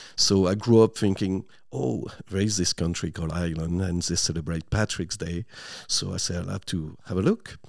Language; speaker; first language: English; non-native, fluent; French